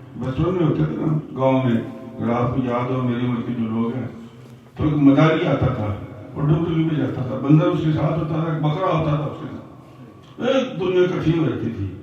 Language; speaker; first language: Urdu; non-native, local second language; Punjabi